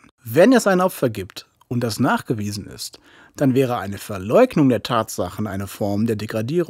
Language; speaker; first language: German; native; German